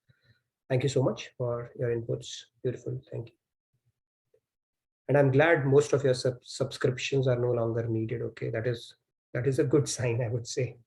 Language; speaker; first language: English; non-native, local second language; Hindi